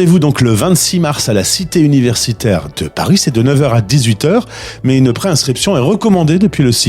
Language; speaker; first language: French; native; French